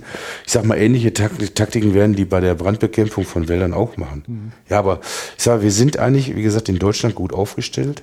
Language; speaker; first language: German; native; German